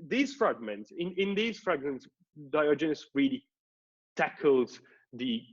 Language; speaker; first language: English; non-native, fluent; Italian